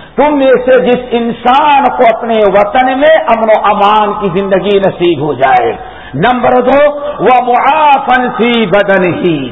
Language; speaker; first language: Urdu; native; Urdu